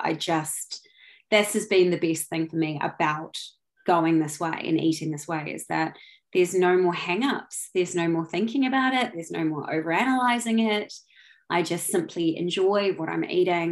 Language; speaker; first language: English; native; English